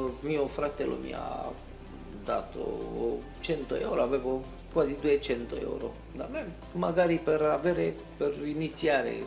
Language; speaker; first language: Italian; non-native, fluent; Romanian